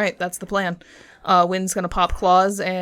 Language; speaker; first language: English; native; English